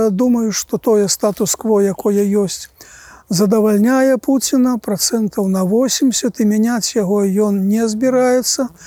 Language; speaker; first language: Belarusian; native; Belarusian